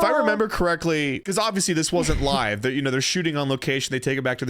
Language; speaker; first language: English; native; English